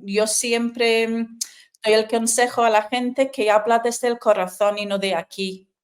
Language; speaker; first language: Spanish; non-native, fluent; English